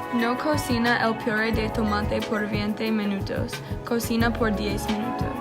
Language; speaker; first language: Spanish; non-native, learner; English